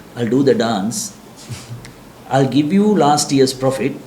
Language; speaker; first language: English; non-native, local second language; Sinhala